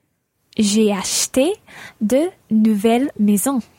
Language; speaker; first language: French; non-native, learner; English